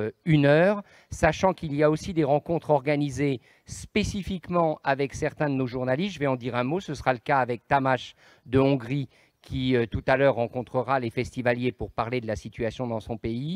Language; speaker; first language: French; native; French